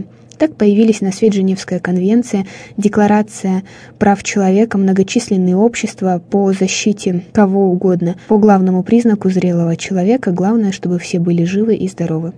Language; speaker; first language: Russian; native; Russian